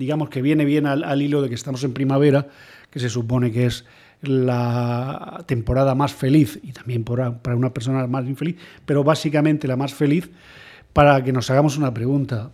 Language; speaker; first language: Spanish; native; Spanish